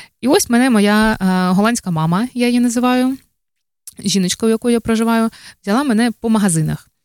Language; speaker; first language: Ukrainian; native; Ukrainian